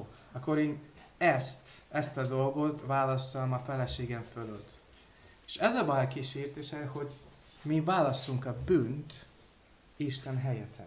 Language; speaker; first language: Hungarian; non-native, learner; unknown